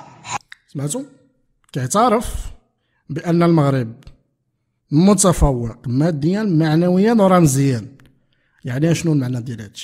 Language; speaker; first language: Arabic; native; Arabic